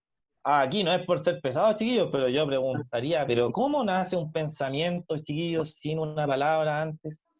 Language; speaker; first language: Spanish; native; Spanish